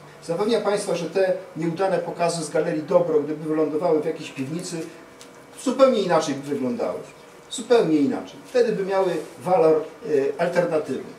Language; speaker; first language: Polish; native; Polish